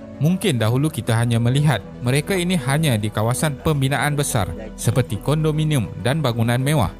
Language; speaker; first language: Malay; native; Malay